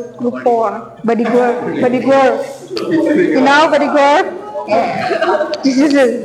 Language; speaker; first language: English; non-native, learner; Indonesian